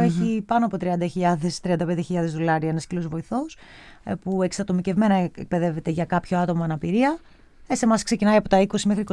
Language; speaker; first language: Greek; native; Greek